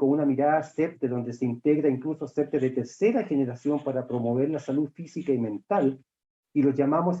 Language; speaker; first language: Spanish; native; Spanish